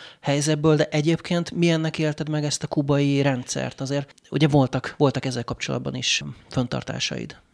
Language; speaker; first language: Hungarian; native; Hungarian